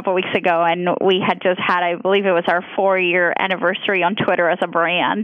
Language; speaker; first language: English; non-native, fluent; Spanish